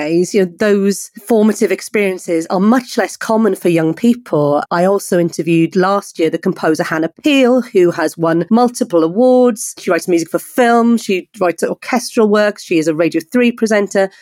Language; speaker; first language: English; native; English